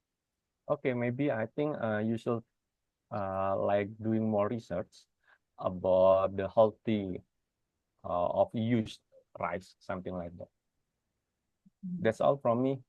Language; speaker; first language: English; non-native, fluent; Indonesian